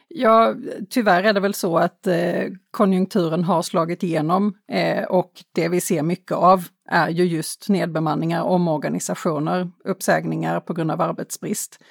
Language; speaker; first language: Swedish; native; Swedish